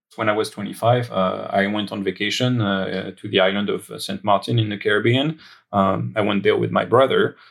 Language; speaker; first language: English; non-native, fluent; French